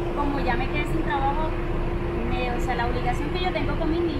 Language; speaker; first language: Spanish; native; Spanish